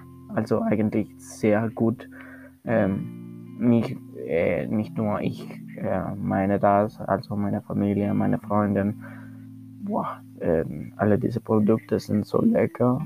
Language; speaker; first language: German; non-native, learner; Spanish